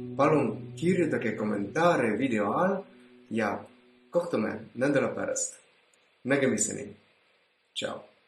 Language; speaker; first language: Estonian; non-native, learner; Belarusian